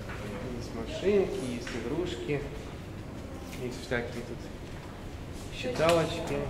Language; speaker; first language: Russian; native; Russian